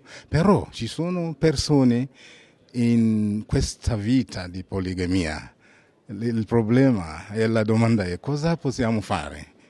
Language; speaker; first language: Italian; non-native, fluent; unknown